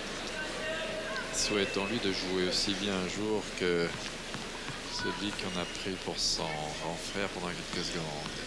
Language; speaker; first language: French; native; French